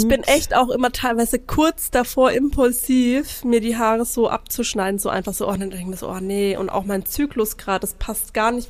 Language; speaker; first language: German; native; German